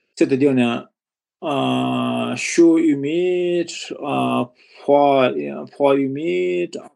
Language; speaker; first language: French; non-native, learner; Nepali